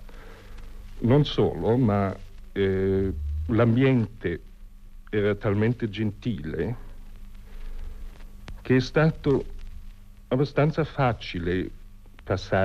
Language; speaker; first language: Italian; non-native, fluent; German